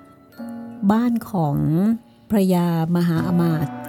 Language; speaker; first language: Thai; native; Thai